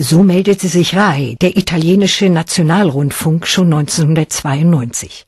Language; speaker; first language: German; native; German